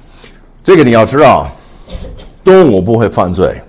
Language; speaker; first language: Chinese; non-native, fluent; English